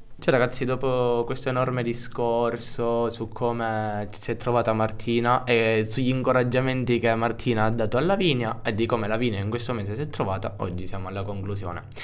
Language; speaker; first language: Italian; native; Italian